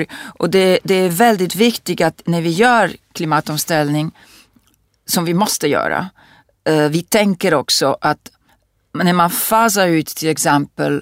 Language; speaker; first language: Swedish; non-native, fluent; Italian